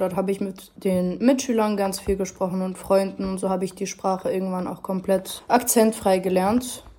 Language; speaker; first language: German; early bilingual, other home language; Arabic